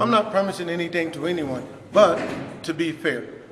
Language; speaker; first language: English; native; English